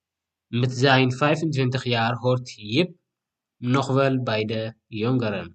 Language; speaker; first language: Dutch; non-native, learner; Tigrinya